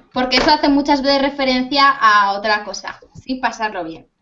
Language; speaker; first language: Spanish; native; Spanish